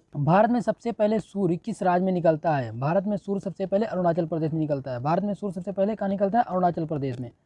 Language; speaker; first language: Hindi; native; Hindi